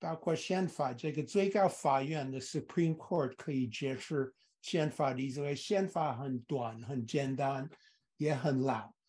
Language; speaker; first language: Chinese; non-native, fluent; English